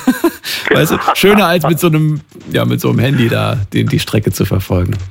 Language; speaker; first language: German; native; German